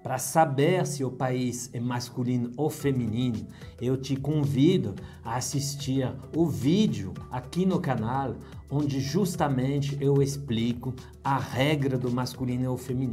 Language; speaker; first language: Portuguese; non-native, fluent; French